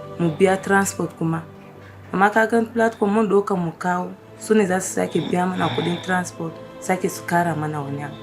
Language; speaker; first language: Hausa; non-native, local second language; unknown